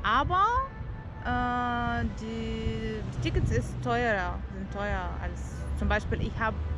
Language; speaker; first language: German; non-native, learner; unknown